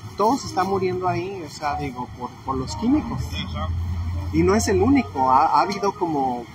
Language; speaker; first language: Spanish; native; Spanish